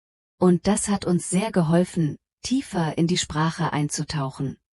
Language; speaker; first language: German; non-native, fluent; Polish